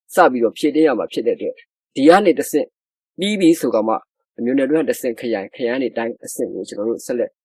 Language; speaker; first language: Burmese; native; Burmese